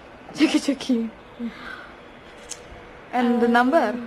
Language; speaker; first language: English; non-native, learner; Indonesian